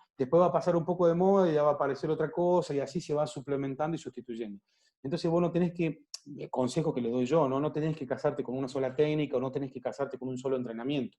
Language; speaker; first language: Spanish; native; Spanish